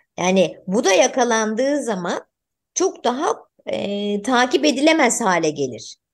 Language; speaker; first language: Turkish; native; Turkish